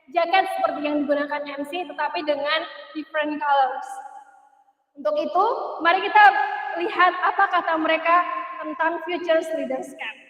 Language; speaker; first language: Indonesian; native; Indonesian